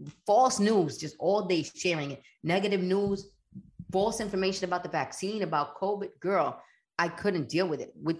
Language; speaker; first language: English; early bilingual, other home language; Spanish